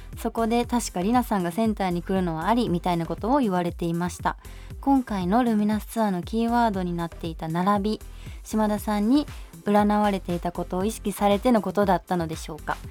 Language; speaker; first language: Japanese; native; Japanese